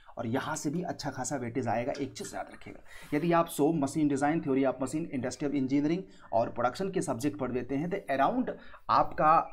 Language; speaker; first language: Hindi; native; Hindi